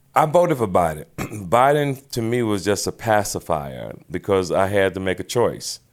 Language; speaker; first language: English; native; English